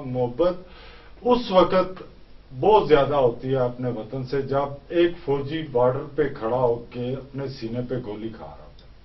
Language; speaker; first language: Urdu; early bilingual, heritage; Urdu